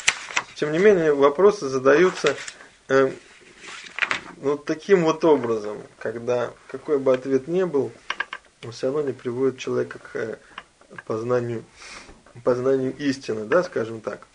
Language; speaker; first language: Russian; native; Russian